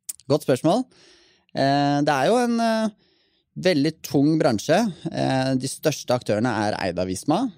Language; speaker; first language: Norwegian; native; Norwegian